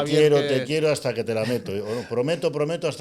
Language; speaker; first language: Spanish; native; Spanish